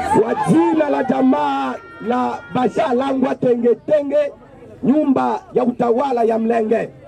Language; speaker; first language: Swahili; non-native, local second language; Bembe